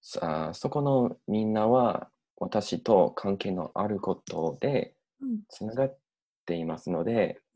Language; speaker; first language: Japanese; non-native, learner; English